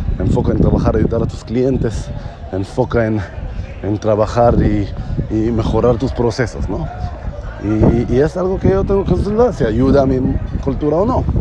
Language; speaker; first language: Spanish; non-native, fluent; Hebrew